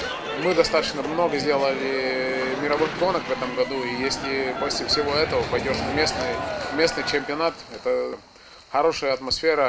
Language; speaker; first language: Russian; non-native, fluent; Estonian